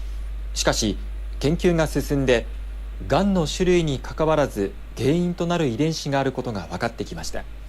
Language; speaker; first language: Japanese; native; Japanese